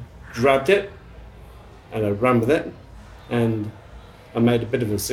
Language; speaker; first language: English; native; English